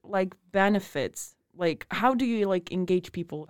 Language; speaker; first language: English; non-native, fluent; Russian